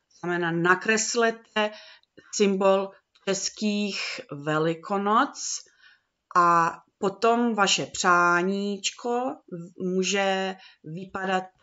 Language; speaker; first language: Czech; early bilingual, heritage; Czech